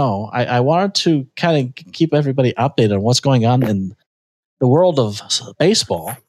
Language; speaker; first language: English; native; English